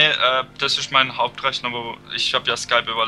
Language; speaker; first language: German; native; German